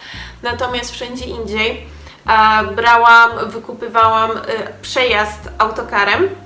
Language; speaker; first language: Polish; native; Polish